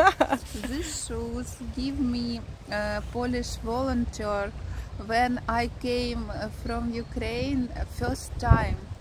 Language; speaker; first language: English; non-native, learner; Ukrainian